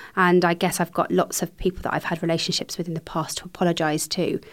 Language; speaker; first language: English; native; English